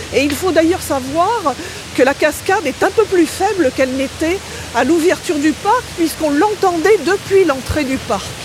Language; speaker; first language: French; native; French